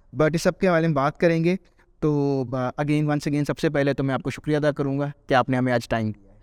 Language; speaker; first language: Urdu; native; Urdu